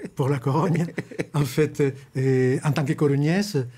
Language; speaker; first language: French; non-native, fluent; Spanish